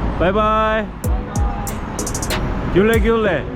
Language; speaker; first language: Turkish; non-native, learner; Korean